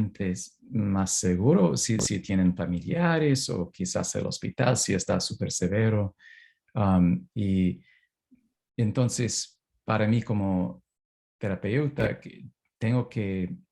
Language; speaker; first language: Spanish; non-native, fluent; English